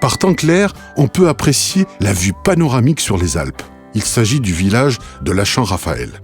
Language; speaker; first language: French; native; French